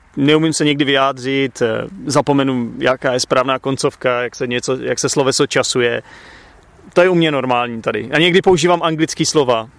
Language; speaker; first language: Czech; native; Czech